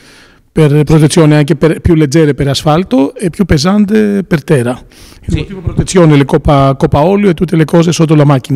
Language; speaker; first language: Italian; non-native, learner; Greek